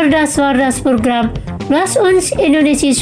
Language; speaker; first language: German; non-native, fluent; Indonesian